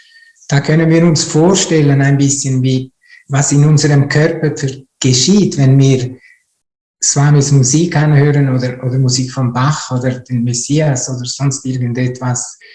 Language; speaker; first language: German; non-native, fluent; Italian